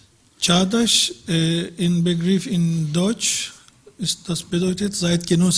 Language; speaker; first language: German; non-native, learner; Turkish